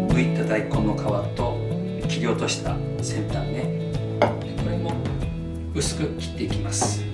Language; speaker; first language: Japanese; native; Japanese